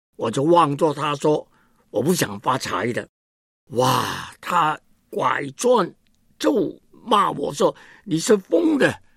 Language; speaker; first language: Chinese; non-native, local second language; Cantonese